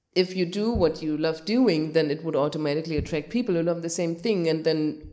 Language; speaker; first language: English; non-native, fluent; German